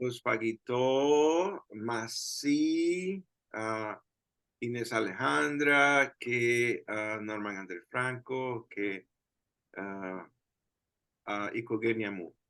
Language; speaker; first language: Greek; non-native, learner; Spanish